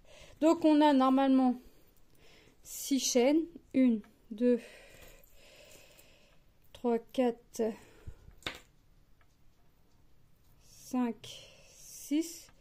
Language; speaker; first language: French; native; French